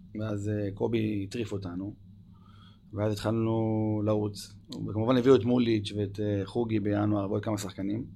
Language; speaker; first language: Hebrew; early bilingual, other home language; English